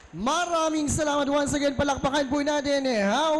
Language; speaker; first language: Filipino; native; Filipino